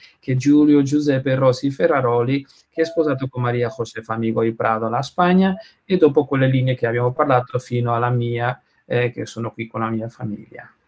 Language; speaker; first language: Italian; non-native, learner; Spanish